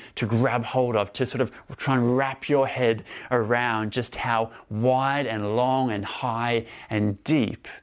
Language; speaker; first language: English; native; English